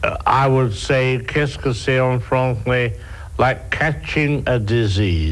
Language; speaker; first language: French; non-native, learner; English